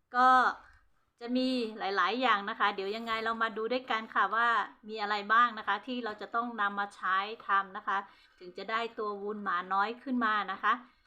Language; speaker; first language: Thai; non-native, local second language; Hmong